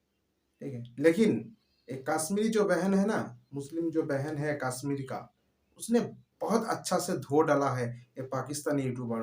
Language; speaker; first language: Hindi; non-native, local second language; Bangla